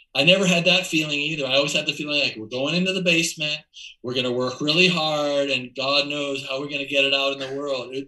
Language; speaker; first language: English; native; English